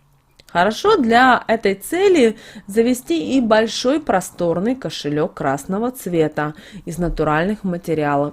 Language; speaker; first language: Russian; native; Russian